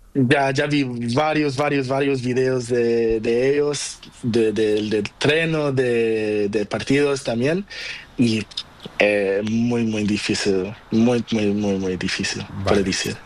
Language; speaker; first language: Spanish; non-native, learner; Portuguese